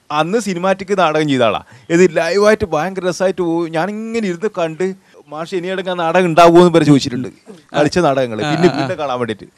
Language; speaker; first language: Malayalam; native; Malayalam